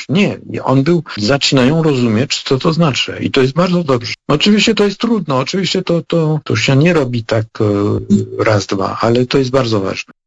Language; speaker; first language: Polish; non-native, fluent; French